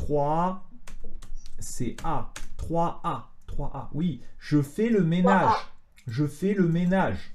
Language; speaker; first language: French; native; French